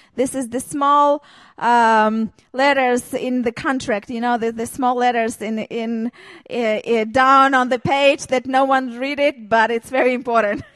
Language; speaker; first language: English; non-native, learner; Hebrew